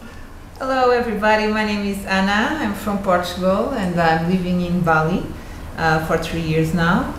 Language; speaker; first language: English; non-native, local second language; Portuguese